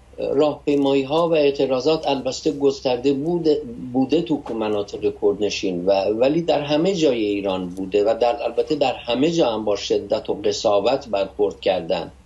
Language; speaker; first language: Persian; non-native, local second language; Kurdish